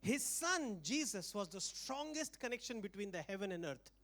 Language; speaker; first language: English; non-native, local second language; Marathi